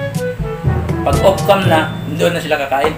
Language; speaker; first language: Filipino; non-native, local second language; Cebuano